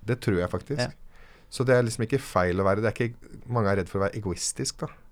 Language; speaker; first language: Norwegian; early bilingual, other home language; Arabic